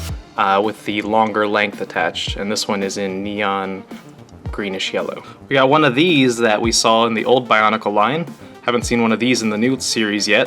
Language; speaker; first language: English; native; English